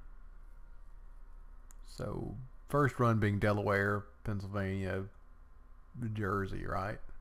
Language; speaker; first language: English; native; English